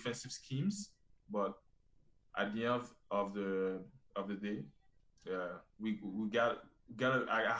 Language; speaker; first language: English; non-native, fluent; French